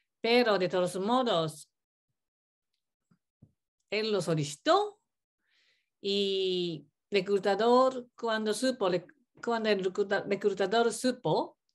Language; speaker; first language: Spanish; non-native, learner; Japanese